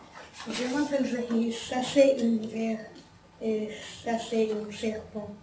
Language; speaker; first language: French; non-native, learner; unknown